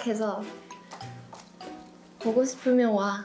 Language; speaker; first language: Korean; non-native, fluent; Chinese